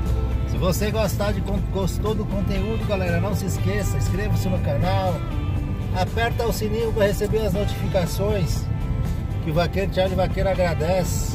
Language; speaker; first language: Portuguese; native; Portuguese